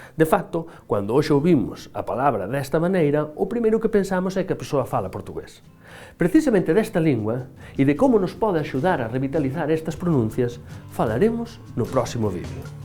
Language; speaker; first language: Galician; native; Galician